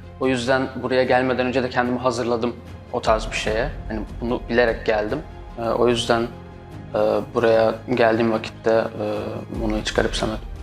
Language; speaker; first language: Turkish; native; Turkish